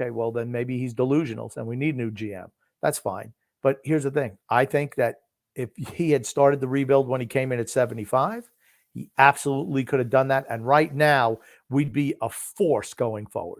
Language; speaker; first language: English; native; English